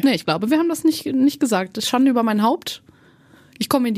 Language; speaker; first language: German; native; German